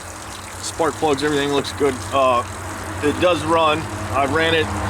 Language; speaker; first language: English; native; English